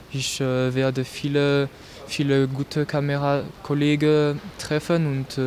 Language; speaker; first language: German; non-native, local second language; French